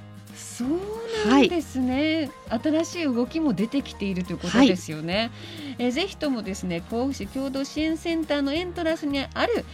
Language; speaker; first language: Japanese; native; Japanese